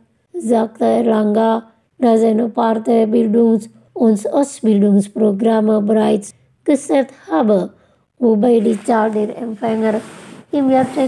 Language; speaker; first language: German; non-native, fluent; Indonesian